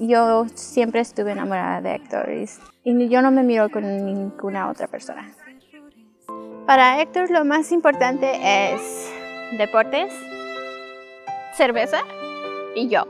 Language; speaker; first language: Spanish; early bilingual, other home language; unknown